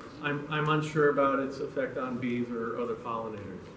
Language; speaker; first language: English; native; English